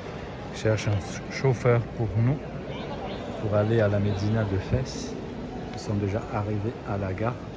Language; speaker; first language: French; non-native, fluent; German